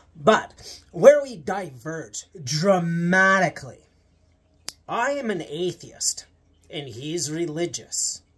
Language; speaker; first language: English; native; English